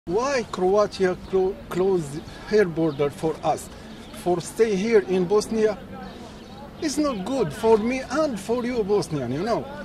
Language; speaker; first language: English; non-native, learner; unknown